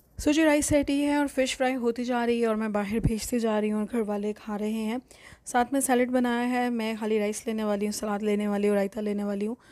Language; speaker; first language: Urdu; native; Urdu